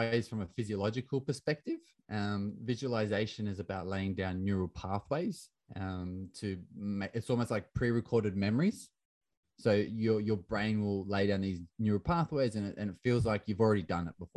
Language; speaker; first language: English; native; English